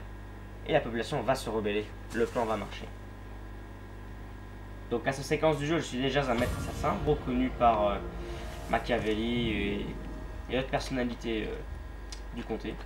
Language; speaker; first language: French; native; French